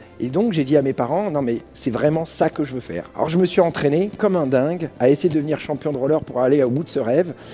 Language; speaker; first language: French; early bilingual, other home language; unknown